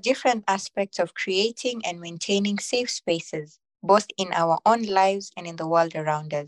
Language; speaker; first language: English; non-native, local second language; Swahili